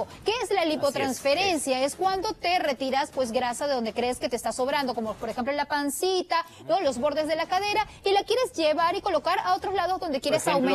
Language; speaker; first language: Spanish; native; Spanish